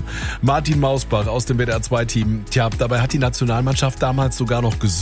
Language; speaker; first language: German; native; German